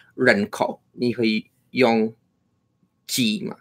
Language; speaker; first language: Chinese; non-native, fluent; English